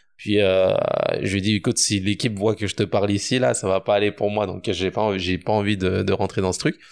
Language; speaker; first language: French; native; French